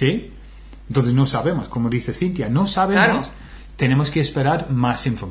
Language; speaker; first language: Spanish; non-native, fluent; English